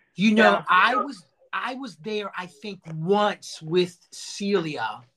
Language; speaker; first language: English; native; English